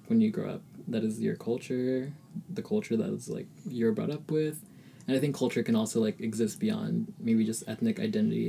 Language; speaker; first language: English; early bilingual, other home language; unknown